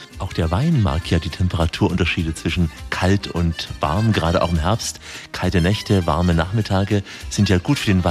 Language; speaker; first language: German; native; German